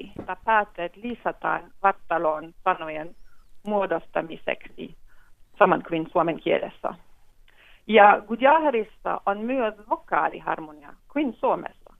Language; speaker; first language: Finnish; non-native, fluent; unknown